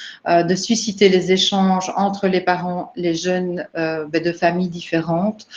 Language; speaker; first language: French; native; French